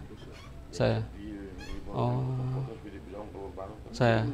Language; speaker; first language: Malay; non-native, local second language; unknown